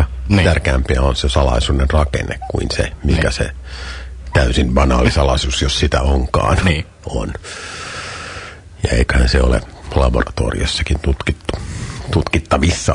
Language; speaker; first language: Finnish; native; Finnish